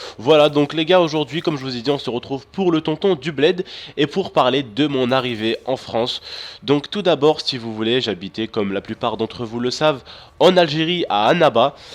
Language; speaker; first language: French; early bilingual, other home language; Arabic